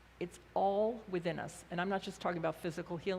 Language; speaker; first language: English; native; English